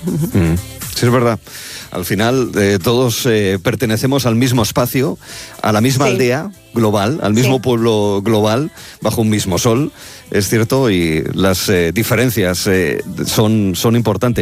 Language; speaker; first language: Spanish; native; Spanish